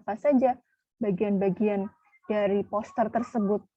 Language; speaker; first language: Indonesian; native; Indonesian